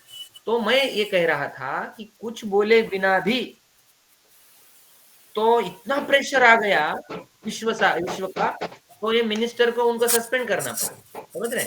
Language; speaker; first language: Hindi; native; Hindi